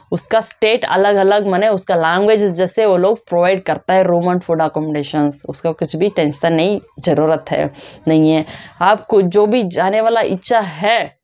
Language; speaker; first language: Hindi; non-native, local second language; Kannada